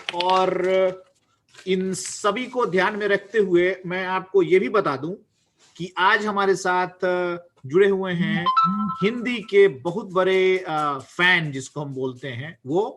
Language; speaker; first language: Hindi; native; Hindi